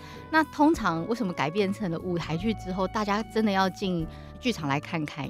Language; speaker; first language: Chinese; native; Chinese